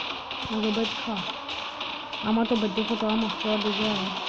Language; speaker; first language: Greek; native; Greek